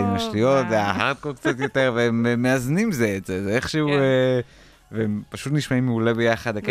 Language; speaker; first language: Hebrew; native; Hebrew